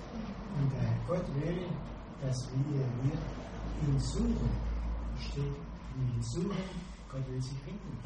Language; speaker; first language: German; non-native, fluent; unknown